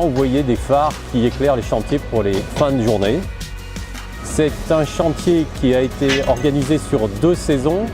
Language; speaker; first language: French; native; French